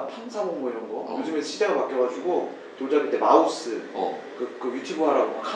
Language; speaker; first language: Korean; native; Korean